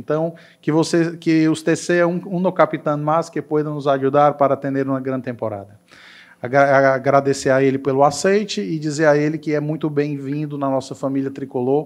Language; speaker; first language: Portuguese; native; Portuguese